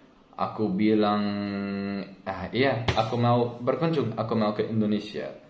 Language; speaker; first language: Indonesian; non-native, learner; English